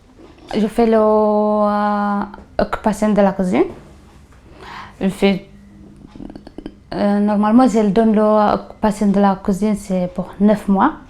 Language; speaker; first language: French; non-native, learner; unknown